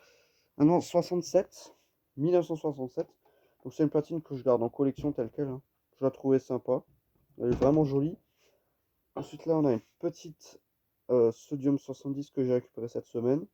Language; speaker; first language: French; native; French